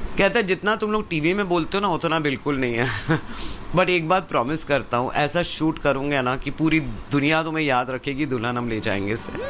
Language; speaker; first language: Hindi; non-native, local second language; Sindhi